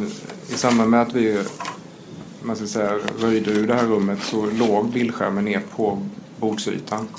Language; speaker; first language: Swedish; native; Swedish